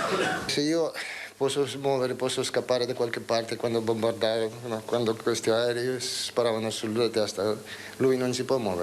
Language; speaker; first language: Italian; non-native, learner; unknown